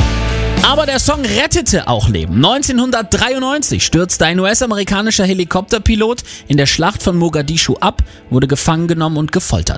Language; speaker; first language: German; native; German